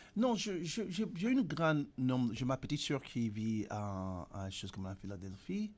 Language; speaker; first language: French; native; French